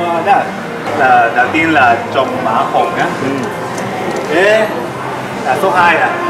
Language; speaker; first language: Vietnamese; non-native, learner; Japanese